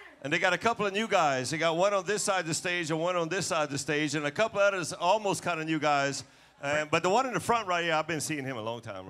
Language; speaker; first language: English; native; English